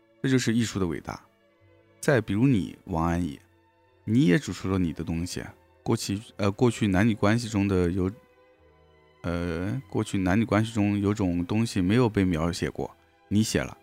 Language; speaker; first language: Chinese; native; Chinese